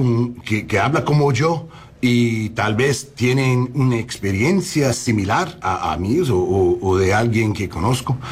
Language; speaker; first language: Spanish; non-native, learner; English